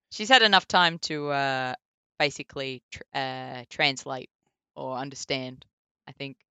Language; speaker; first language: English; native; English